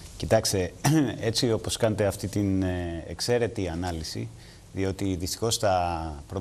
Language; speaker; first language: Greek; native; Greek